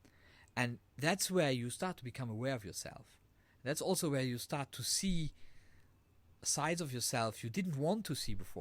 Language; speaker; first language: English; non-native, fluent; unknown